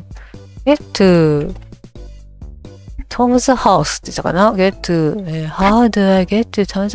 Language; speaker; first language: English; non-native, learner; Japanese